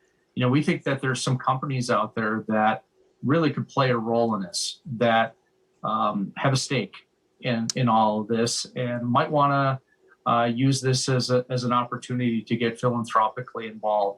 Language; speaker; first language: English; native; English